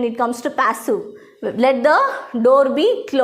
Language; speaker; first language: English; non-native, local second language; Tamil